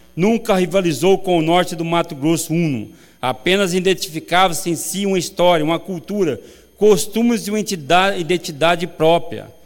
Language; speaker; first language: Portuguese; native; Portuguese